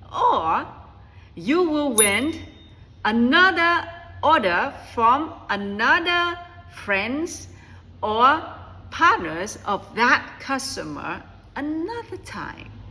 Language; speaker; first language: English; non-native, fluent; Vietnamese